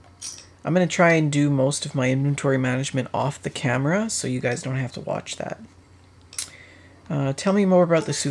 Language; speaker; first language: English; native; English